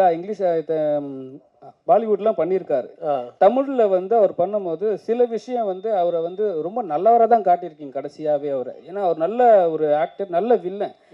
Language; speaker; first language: Tamil; native; Tamil